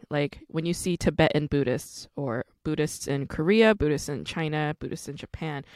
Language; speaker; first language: English; non-native, fluent; Korean